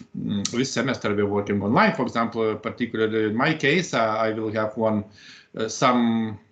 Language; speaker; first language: English; non-native, fluent; Lithuanian